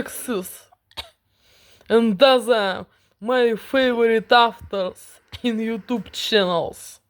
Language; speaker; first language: English; non-native, learner; Russian